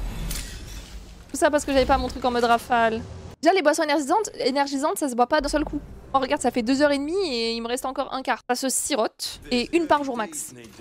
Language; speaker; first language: French; native; French